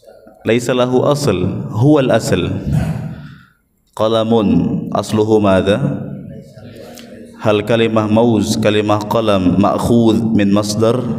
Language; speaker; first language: Arabic; non-native, fluent; Indonesian